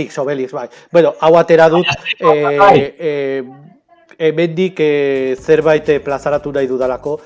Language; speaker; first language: Basque; non-native, local second language; Spanish